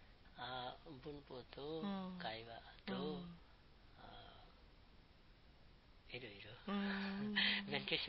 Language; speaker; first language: Japanese; non-native, learner; Nepali